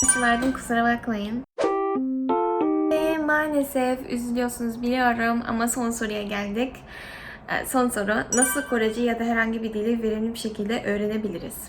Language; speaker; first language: Turkish; non-native, fluent; Korean